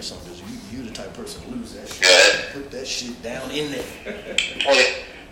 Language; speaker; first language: English; native; English